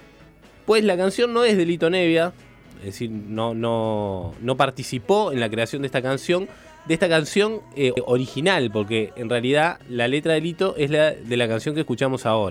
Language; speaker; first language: Spanish; native; Spanish